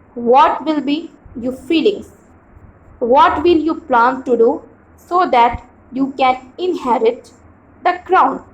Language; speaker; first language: English; non-native, local second language; Hindi